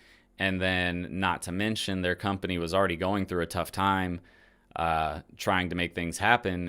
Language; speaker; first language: English; native; English